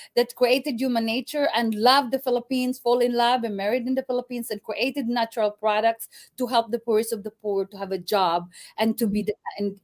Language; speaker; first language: English; non-native, local second language; Cebuano